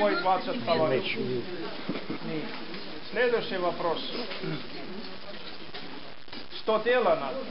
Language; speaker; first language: Russian; non-native, local second language; Estonian